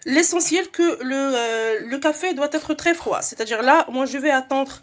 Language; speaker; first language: French; non-native, local second language; Arabic